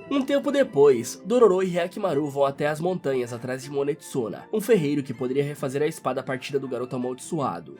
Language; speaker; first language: Portuguese; native; Portuguese